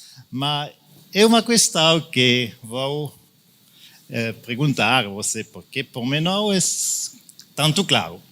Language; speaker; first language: Portuguese; non-native, fluent; Italian